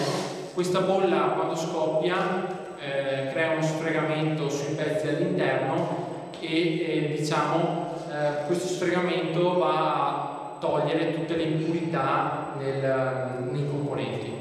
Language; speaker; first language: Italian; native; Italian